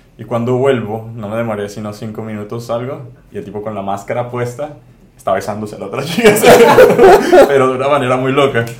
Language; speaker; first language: Spanish; native; Spanish